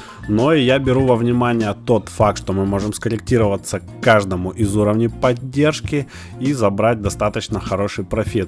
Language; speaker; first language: Russian; native; Russian